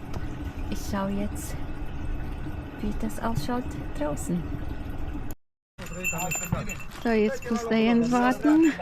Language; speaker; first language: German; non-native, fluent; Arabic